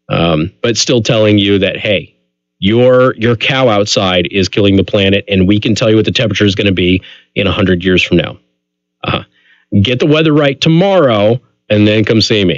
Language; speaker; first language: English; native; English